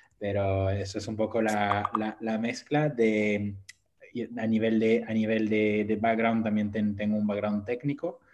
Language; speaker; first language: Spanish; non-native, fluent; Portuguese